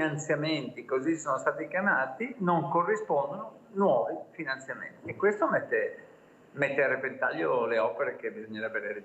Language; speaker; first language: Italian; native; Italian